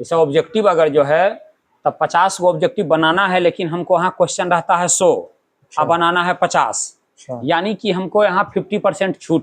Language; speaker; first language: Hindi; native; Hindi